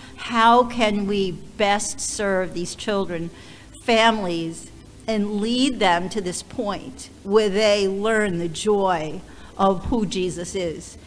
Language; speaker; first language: English; native; English